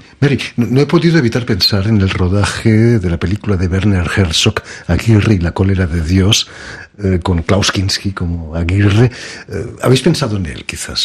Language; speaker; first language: Spanish; native; Spanish